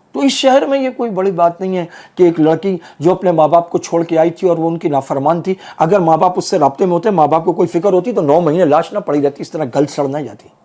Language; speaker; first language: Urdu; native; Urdu